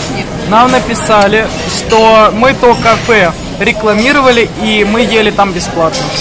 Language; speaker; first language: Russian; native; Russian